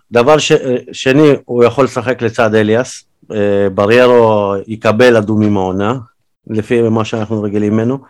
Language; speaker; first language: Hebrew; early bilingual, other home language; Russian